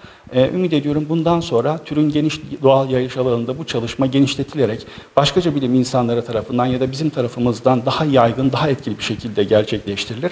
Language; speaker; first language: Turkish; native; Turkish